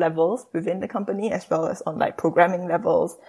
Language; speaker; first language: English; native; English